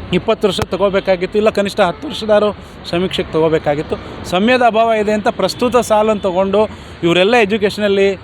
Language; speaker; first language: Kannada; non-native, local second language; Lambadi